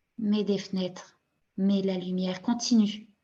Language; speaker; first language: French; native; French